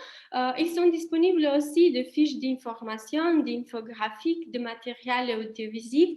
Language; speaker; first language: French; non-native, fluent; Italian